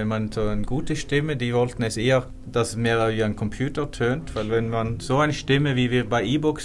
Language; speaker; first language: German; non-native, fluent; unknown